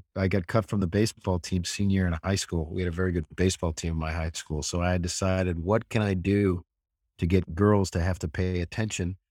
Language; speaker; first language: English; native; English